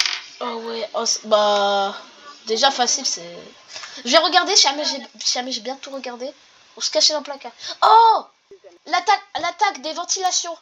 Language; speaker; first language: French; native; French